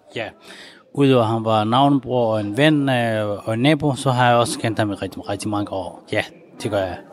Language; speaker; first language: Danish; non-native, fluent; Somali